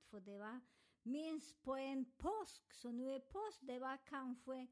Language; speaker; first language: Swedish; non-native, learner; Spanish